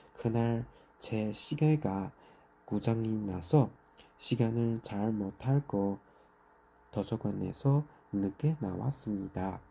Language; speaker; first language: Korean; non-native, learner; Chinese